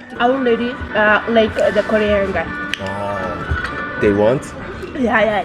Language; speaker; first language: English; non-native, learner; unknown